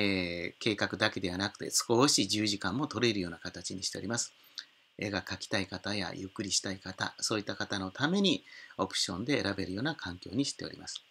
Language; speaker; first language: Japanese; native; Japanese